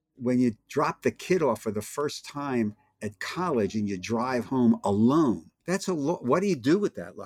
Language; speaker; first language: English; native; English